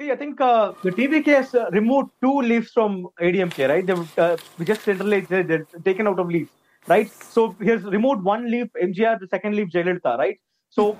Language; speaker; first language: English; non-native, local second language; Tamil